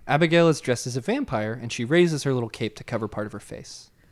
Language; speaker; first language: English; native; English